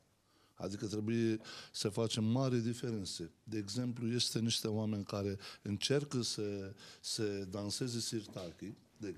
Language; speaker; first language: Romanian; non-native, learner; Turkish